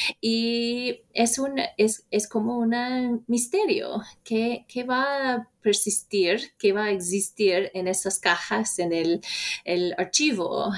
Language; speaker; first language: Spanish; non-native, fluent; English